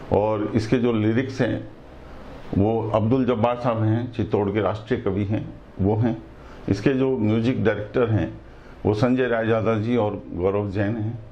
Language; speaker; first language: Hindi; native; Hindi